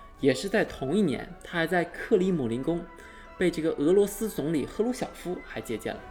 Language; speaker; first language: Chinese; native; Chinese